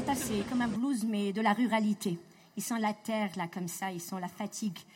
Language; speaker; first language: French; non-native, local second language; Arabic